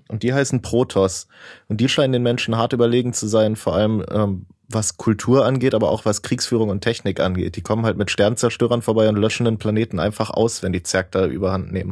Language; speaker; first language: German; native; German